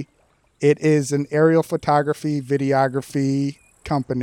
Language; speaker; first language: English; native; English